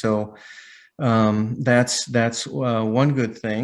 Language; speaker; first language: English; native; English